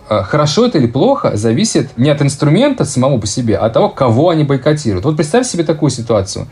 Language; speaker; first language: Russian; native; Russian